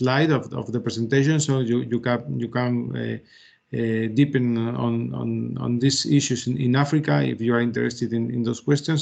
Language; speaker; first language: English; non-native, fluent; Spanish